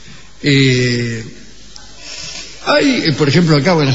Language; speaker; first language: Spanish; native; Spanish